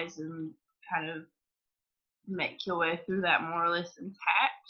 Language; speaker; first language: English; native; English